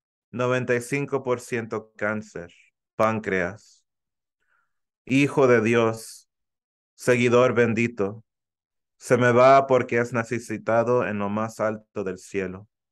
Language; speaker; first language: Spanish; early bilingual, heritage; Spanish